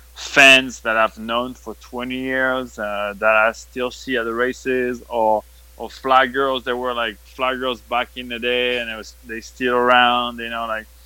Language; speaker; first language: English; non-native, fluent; French